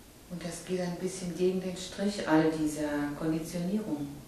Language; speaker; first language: German; native; German